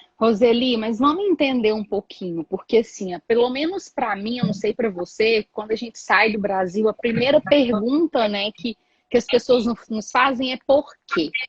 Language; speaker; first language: Portuguese; native; Portuguese